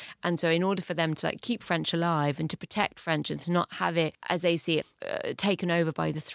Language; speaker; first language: English; early bilingual, heritage; English